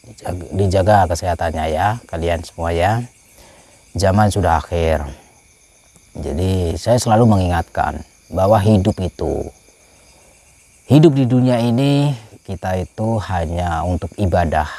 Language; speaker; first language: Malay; non-native, local second language; Javanese